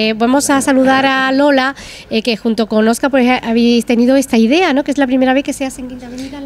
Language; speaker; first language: Spanish; native; Spanish